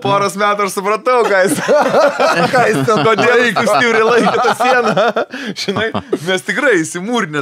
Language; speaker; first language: Lithuanian; native; Lithuanian